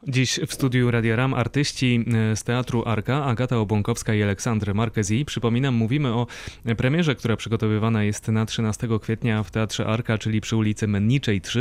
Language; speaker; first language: Polish; native; Polish